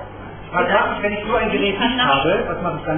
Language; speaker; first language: German; native; German